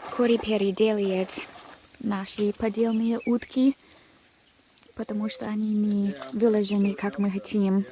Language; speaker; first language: Russian; non-native, learner; English